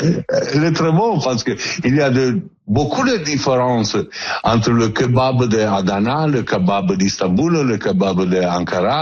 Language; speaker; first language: French; non-native, learner; Italian